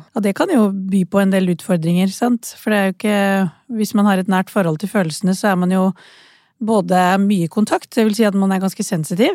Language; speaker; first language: Norwegian; early bilingual, other home language; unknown